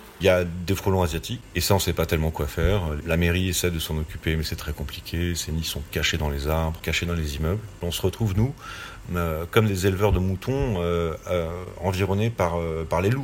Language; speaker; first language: French; native; French